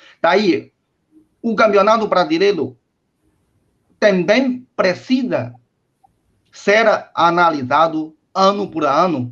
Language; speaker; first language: Portuguese; non-native, fluent; Chinese